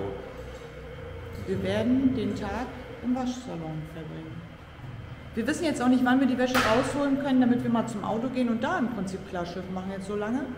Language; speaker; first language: German; native; German